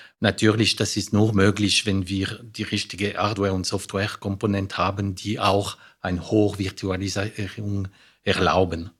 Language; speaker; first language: German; non-native, fluent; French